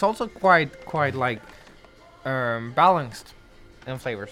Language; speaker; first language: English; non-native, fluent; Danish